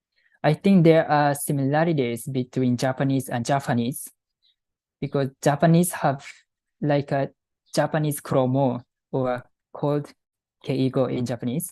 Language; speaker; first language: English; non-native, fluent; Japanese